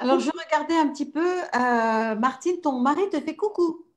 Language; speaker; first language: French; native; French